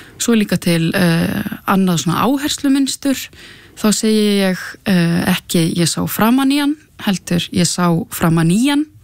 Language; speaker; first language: Icelandic; native; Icelandic